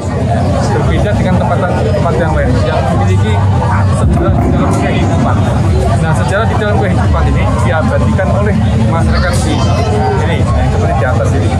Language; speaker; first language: Indonesian; non-native, local second language; Javanese